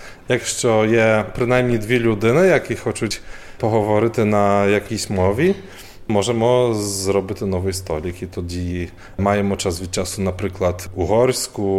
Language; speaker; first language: Ukrainian; non-native, fluent; Polish